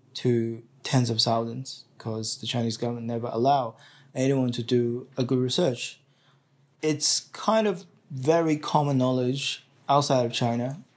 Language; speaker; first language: English; non-native, fluent; Chinese